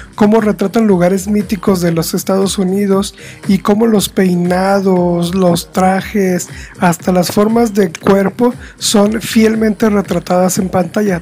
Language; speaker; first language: Spanish; native; Spanish